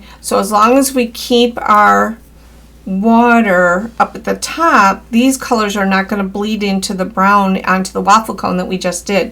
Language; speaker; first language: English; native; English